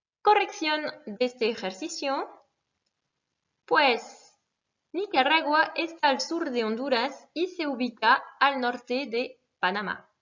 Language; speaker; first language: Spanish; non-native, fluent; French